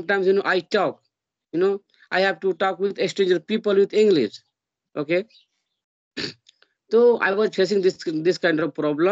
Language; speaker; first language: English; non-native, learner; Hindi